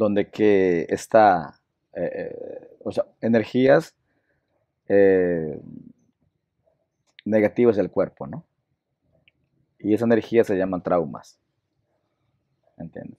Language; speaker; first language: Spanish; non-native, local second language; Shipibo-Conibo